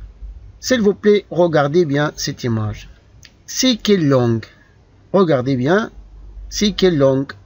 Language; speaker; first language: French; non-native, fluent; Arabic